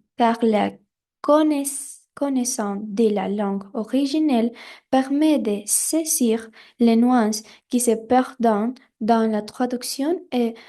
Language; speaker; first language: French; non-native, fluent; Spanish